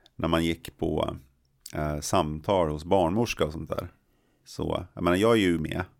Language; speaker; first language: Swedish; native; Swedish